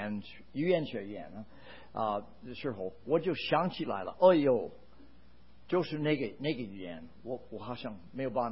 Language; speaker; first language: Chinese; non-native, fluent; English